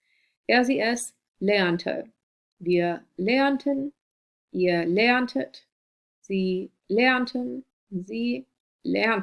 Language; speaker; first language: German; non-native, fluent; English